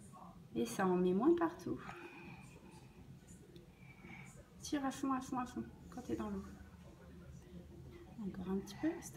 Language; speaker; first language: French; native; French